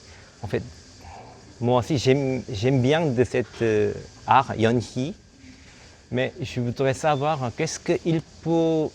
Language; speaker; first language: French; non-native, fluent; Korean